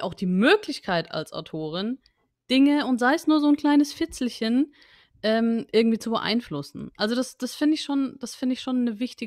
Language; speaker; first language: German; native; German